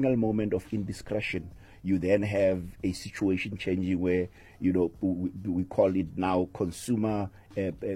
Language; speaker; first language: English; non-native, local second language; Tswana